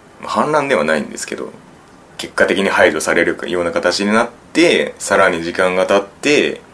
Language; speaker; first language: Japanese; native; Japanese